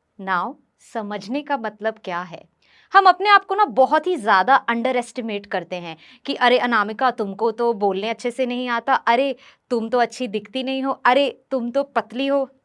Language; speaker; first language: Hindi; non-native, local second language; Bhojpuri